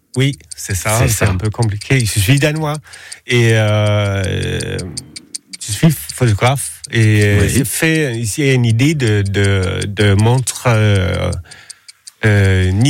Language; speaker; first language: French; non-native, learner; Danish